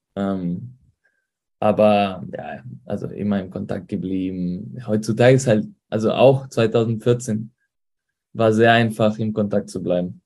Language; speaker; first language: German; early bilingual, heritage; Spanish